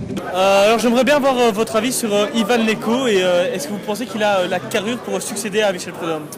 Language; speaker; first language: French; native; French